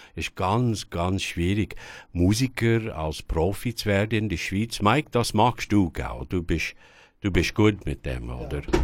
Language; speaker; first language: German; non-native, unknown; English